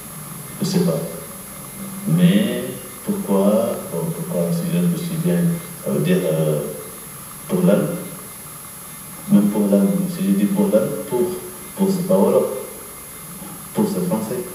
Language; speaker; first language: French; non-native, local second language; Wolof